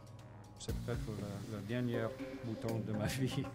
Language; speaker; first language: French; non-native, local second language; English